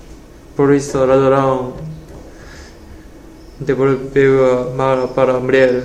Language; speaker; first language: Spanish; non-native, learner; Portuguese